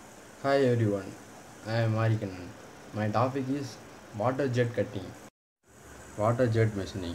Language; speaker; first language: English; non-native, local second language; Tamil